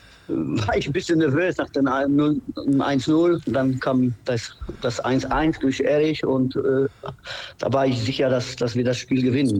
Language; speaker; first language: German; non-native, fluent; Polish